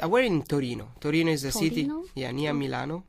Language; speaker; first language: English; non-native, learner; Italian